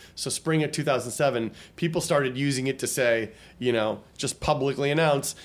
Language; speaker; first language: English; native; English